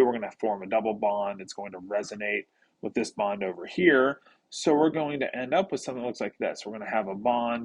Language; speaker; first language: English; native; English